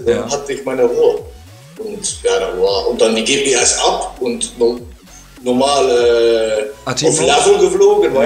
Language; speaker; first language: German; non-native, learner; Dutch